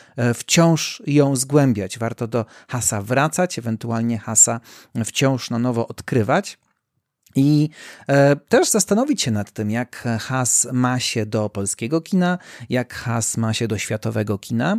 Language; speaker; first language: Polish; native; Polish